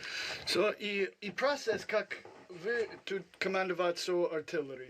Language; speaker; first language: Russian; non-native, learner; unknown